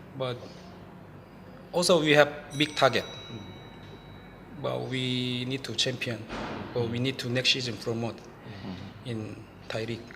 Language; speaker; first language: English; non-native, learner; Korean